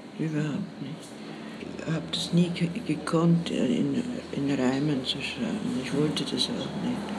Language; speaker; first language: German; native; German